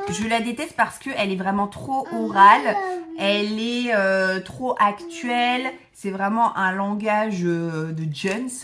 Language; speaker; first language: French; native; French